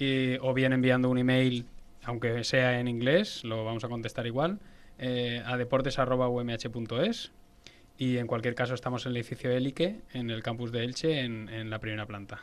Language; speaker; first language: Spanish; native; Spanish